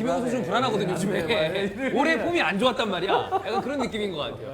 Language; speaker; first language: Korean; native; Korean